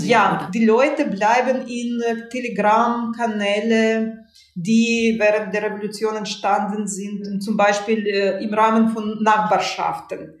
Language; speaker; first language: German; non-native, fluent; Russian